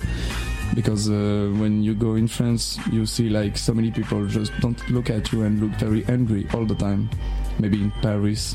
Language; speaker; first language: English; non-native, learner; French